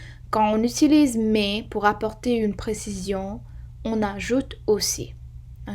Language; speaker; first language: French; non-native, fluent; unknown